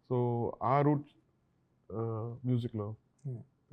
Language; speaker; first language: Telugu; non-native, learner; Tamil